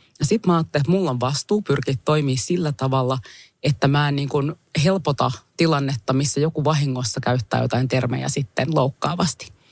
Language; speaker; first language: Finnish; native; Finnish